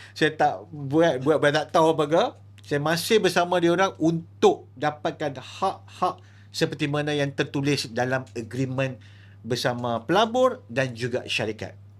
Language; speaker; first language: Malay; native; Malay